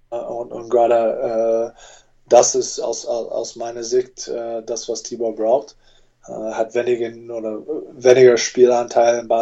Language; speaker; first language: German; non-native, fluent; English